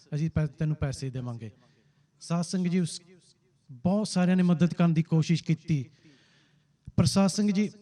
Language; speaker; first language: Punjabi; early bilingual, heritage; Punjabi